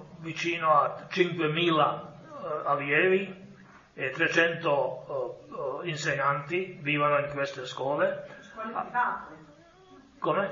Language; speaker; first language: Italian; non-native, fluent; Croatian